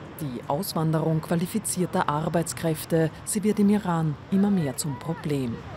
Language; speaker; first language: German; native; German